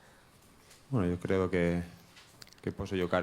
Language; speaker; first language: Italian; non-native, learner; Spanish